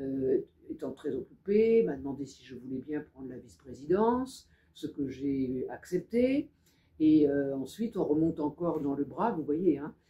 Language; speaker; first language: French; native; French